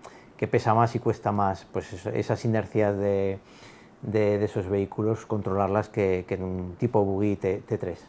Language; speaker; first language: Spanish; native; Spanish